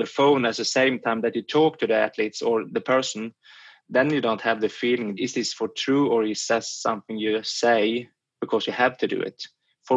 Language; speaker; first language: English; non-native, fluent; Swedish